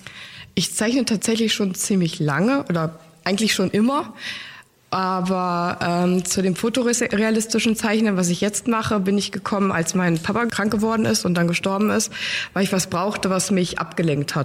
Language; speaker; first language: German; native; German